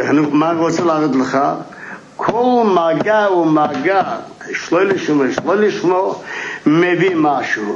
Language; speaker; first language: Hebrew; non-native, fluent; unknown